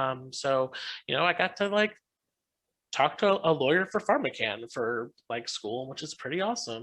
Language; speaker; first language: English; native; English